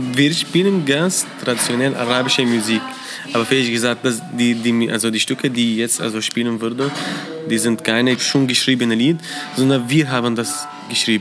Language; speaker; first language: German; non-native, learner; Arabic